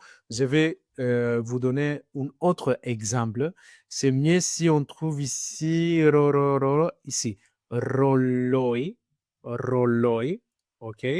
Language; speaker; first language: French; non-native, fluent; Greek